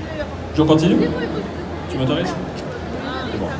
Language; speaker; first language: French; native; French